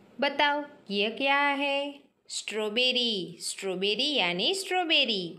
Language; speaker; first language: Hindi; non-native, local second language; Gujarati